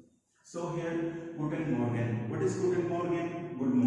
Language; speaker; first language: German; non-native, learner; Telugu